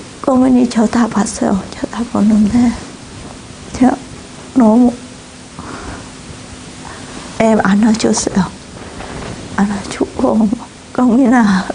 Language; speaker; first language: Korean; non-native, learner; Vietnamese